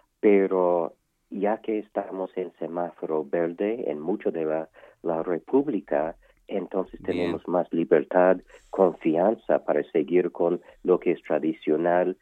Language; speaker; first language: Spanish; non-native, fluent; English